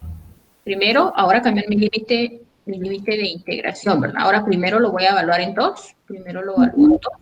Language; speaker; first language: Spanish; native; Spanish